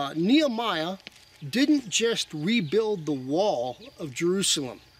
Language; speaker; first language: English; native; English